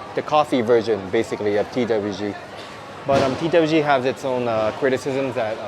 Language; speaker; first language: English; non-native, fluent; Japanese